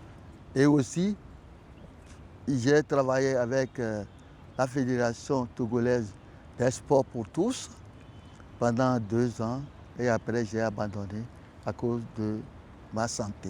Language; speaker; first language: French; non-native, local second language; Ewe